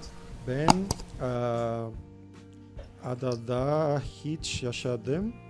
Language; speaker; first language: Turkish; non-native, learner; Portuguese